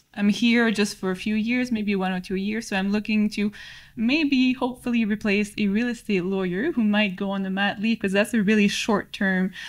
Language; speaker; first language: English; native; English